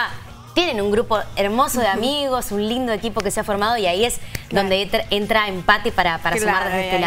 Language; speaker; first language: Spanish; native; Spanish